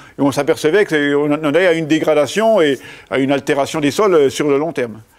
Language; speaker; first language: French; native; French